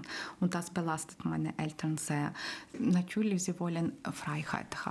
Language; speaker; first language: German; non-native, learner; Ukrainian